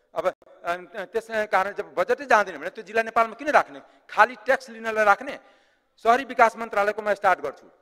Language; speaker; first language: Nepali; non-native, local second language; Maithili